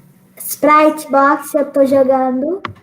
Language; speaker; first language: Portuguese; early bilingual, heritage; Portuguese